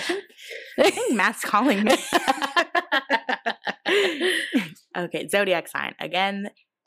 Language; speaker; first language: English; native; English